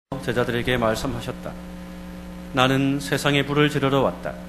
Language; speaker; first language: Korean; native; Korean